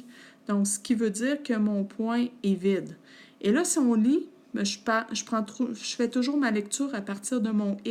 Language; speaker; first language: French; native; French